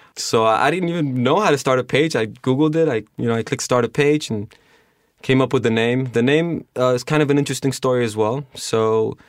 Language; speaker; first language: English; early bilingual, other home language; Spanish